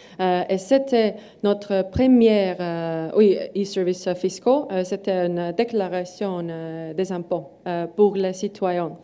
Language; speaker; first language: French; non-native, learner; Estonian